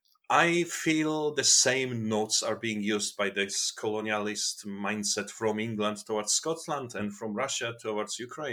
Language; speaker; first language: English; non-native, fluent; Polish